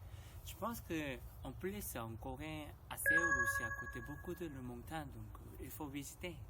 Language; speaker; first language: French; non-native, learner; Korean